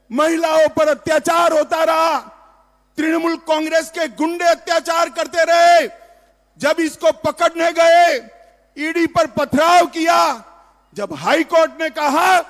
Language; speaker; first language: Hindi; non-native, local second language; Gujarati